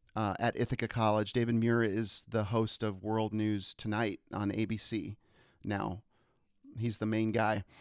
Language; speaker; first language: English; early bilingual, other home language; German